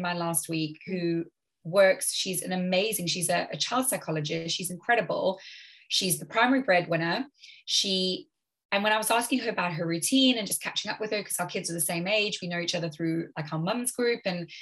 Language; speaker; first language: English; native; English